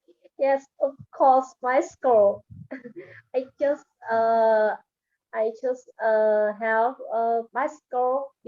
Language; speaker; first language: English; non-native, learner; Vietnamese